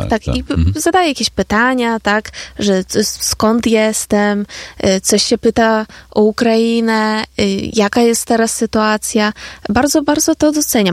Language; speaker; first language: Polish; non-native, fluent; Ukrainian